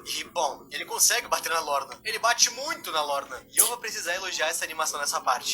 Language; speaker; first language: Portuguese; native; Portuguese